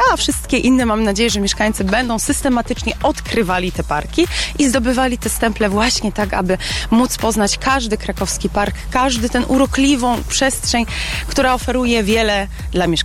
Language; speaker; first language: Polish; native; Polish